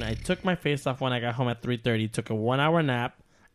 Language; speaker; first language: English; native; English